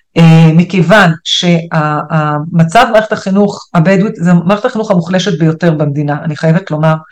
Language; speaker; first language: Hebrew; non-native, local second language; Arabic